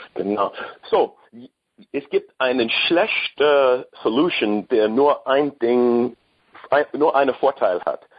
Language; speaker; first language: German; non-native, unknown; English